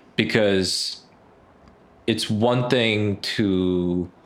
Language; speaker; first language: English; early bilingual, other home language; Korean